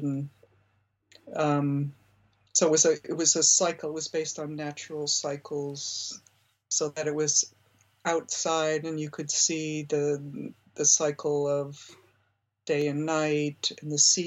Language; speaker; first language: English; native; English